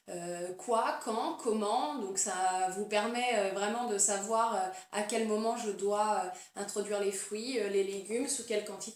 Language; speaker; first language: French; native; French